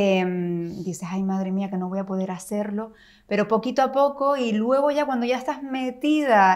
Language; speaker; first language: Spanish; native; Spanish